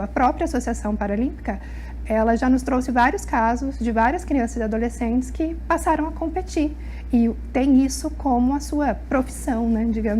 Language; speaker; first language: Portuguese; native; Portuguese